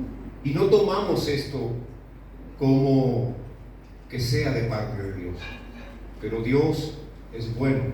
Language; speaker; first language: Spanish; native; Spanish